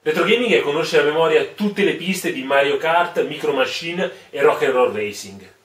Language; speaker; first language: Italian; native; Italian